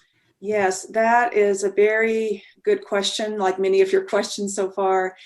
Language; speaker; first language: English; native; English